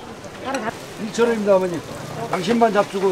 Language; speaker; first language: Korean; native; Korean